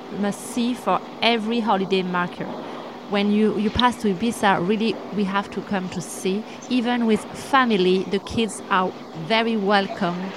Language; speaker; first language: English; non-native, learner; French